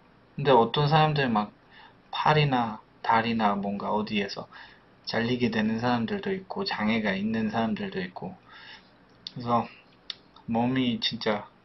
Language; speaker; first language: Korean; non-native, fluent; Polish